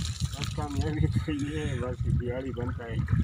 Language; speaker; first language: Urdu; non-native, local second language; Pashto